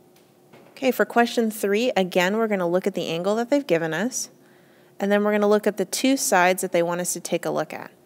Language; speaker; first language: English; native; English